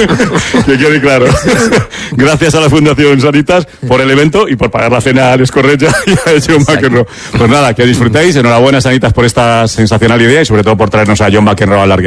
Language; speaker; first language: Spanish; native; Spanish